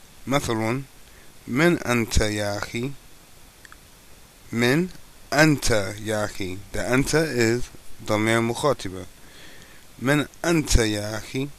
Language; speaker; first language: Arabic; non-native, fluent; English